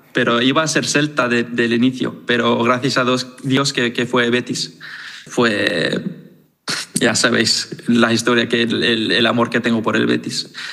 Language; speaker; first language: Spanish; non-native, fluent; Danish